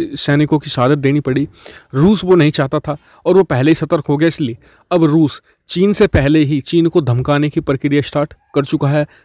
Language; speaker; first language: Hindi; native; Hindi